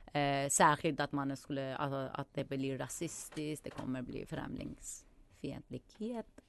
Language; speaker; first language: Swedish; non-native, fluent; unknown